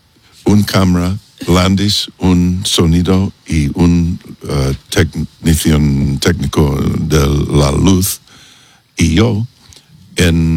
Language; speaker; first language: Spanish; non-native, learner; English